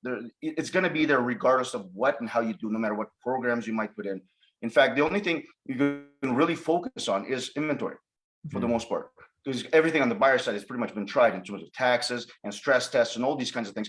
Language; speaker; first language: English; native; English